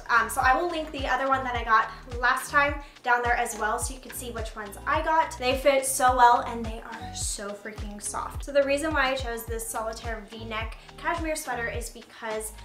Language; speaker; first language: English; native; English